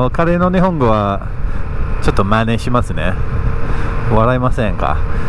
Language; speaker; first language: Japanese; non-native, fluent; English